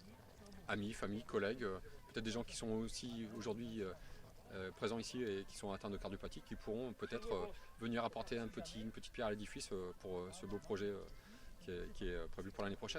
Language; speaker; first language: French; native; French